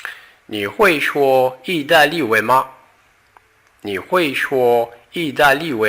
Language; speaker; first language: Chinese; non-native, learner; Portuguese